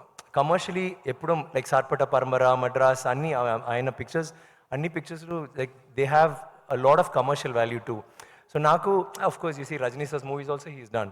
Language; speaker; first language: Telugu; non-native, learner; Tamil